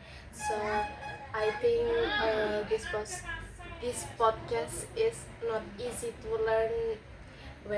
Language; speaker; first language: English; non-native, learner; Indonesian